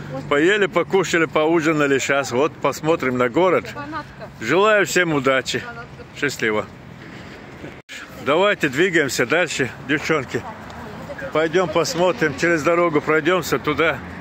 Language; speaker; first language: Russian; non-native, local second language; Chechen